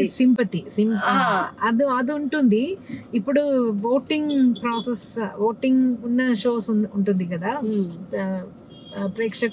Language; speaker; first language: Telugu; non-native, local second language; Malayalam